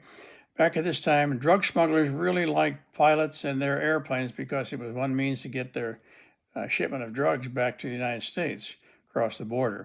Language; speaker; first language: English; native; English